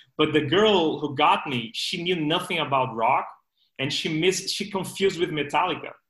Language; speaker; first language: English; non-native, fluent; Portuguese